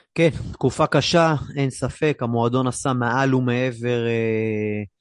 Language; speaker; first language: Hebrew; native; Hebrew